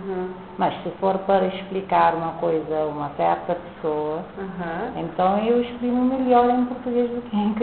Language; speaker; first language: Portuguese; non-native, local second language; Kabuverdianu